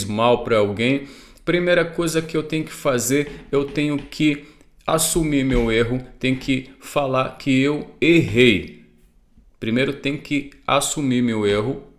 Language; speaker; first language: Portuguese; non-native, fluent; Arabic